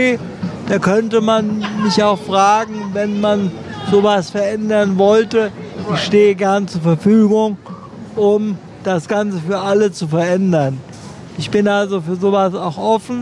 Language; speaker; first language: German; native; German